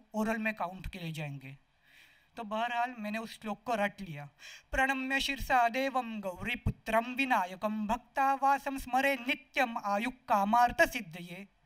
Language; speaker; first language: Hindi; non-native, local second language; Marathi